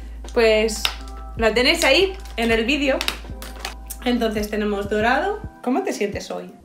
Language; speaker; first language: Spanish; native; Spanish